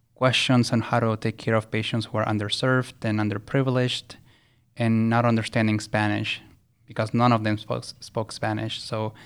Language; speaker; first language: English; early bilingual, other home language; Spanish